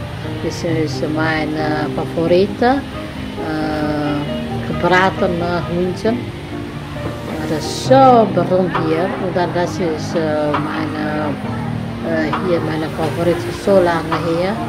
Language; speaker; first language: German; non-native, learner; Indonesian